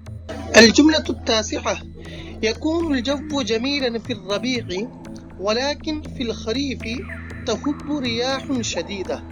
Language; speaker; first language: Arabic; non-native, fluent; Urdu